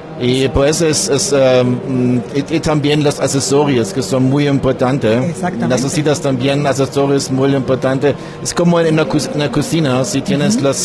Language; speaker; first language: Spanish; non-native, learner; German